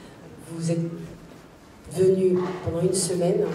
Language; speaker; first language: French; non-native, local second language; Arabic